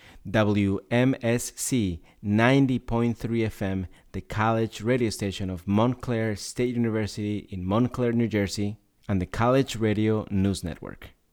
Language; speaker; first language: English; non-native, fluent; Spanish